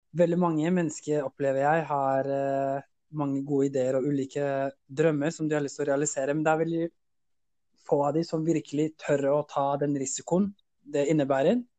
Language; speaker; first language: Norwegian; early bilingual, other home language; Somali